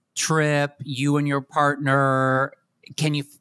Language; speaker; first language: English; native; English